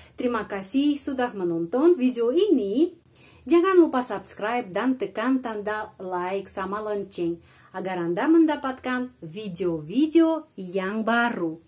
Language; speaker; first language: Indonesian; non-native, fluent; Russian